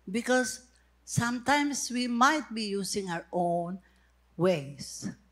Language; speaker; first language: English; non-native, local second language; Filipino